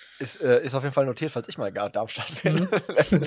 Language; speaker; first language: German; native; German